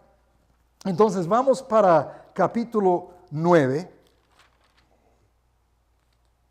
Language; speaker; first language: Spanish; non-native, fluent; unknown